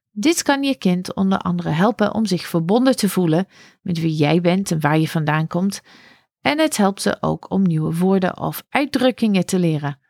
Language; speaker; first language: Dutch; non-native, fluent; English